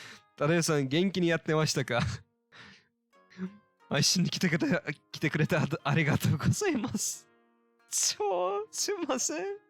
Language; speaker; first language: Japanese; non-native, learner; Turkish